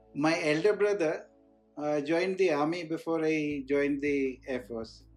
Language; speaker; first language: English; non-native, local second language; Hindi